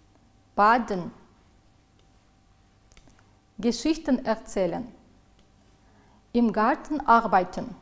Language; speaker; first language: German; non-native, fluent; Uzbek